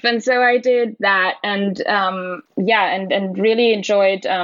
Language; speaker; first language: English; non-native, fluent; German